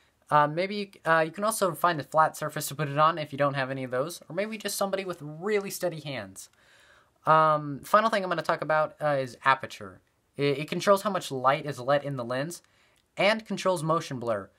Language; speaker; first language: English; native; English